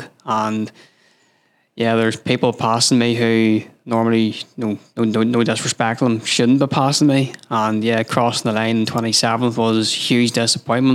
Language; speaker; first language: English; native; English